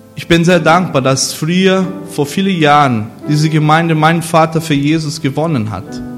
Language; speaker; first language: German; non-native, fluent; Portuguese